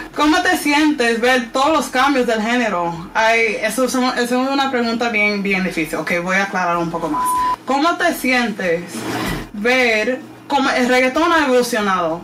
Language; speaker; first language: Spanish; early bilingual, other home language; English